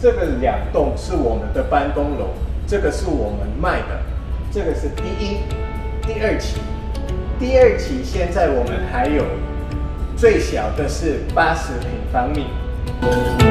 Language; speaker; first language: Chinese; non-native, local second language; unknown